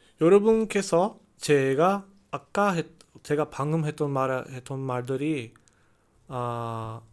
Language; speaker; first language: Korean; non-native, learner; Chinese